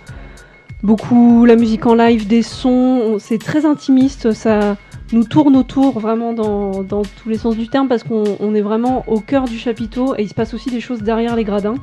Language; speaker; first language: French; native; French